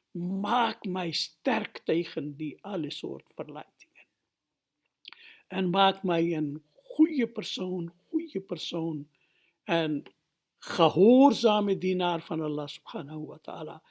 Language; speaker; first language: Dutch; non-native, fluent; Urdu